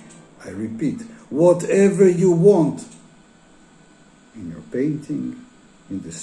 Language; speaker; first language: English; non-native, fluent; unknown